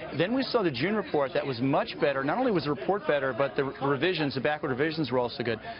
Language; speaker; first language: English; native; English